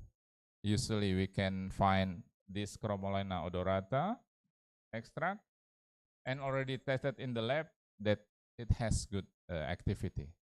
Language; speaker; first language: English; non-native, learner; Indonesian